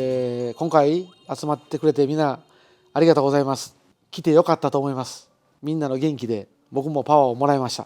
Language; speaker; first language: Japanese; native; Japanese